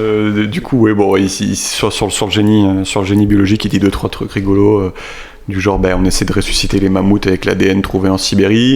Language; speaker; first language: French; native; French